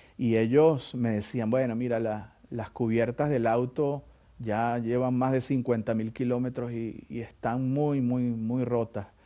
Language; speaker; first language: Spanish; native; Spanish